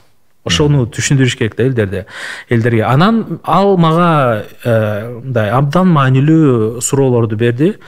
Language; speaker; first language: Kyrgyz; non-native, local second language; Russian